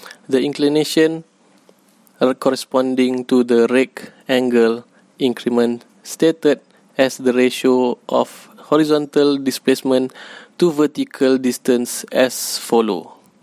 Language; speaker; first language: English; non-native, local second language; Malay